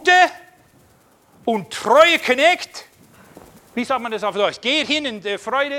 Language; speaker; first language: German; non-native, fluent; English